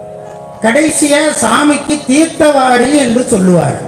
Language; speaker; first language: Tamil; native; Tamil